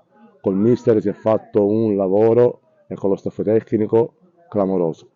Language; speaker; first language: Italian; native; Italian